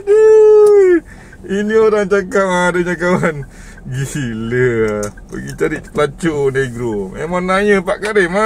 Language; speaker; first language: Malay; non-native, local second language; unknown